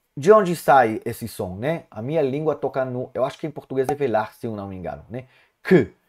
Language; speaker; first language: Portuguese; non-native, fluent; Hebrew